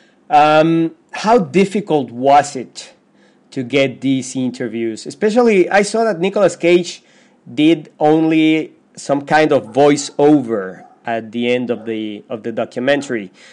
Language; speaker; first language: English; non-native, fluent; Spanish